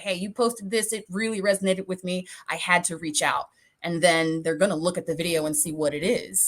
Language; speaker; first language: English; native; English